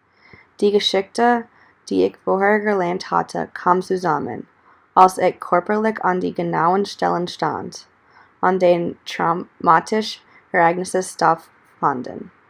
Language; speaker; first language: German; non-native, learner; English